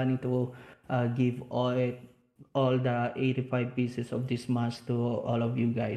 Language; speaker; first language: English; non-native, local second language; Hiligaynon